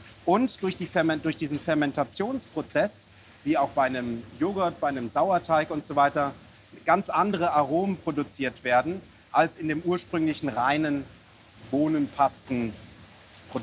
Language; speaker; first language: German; native; German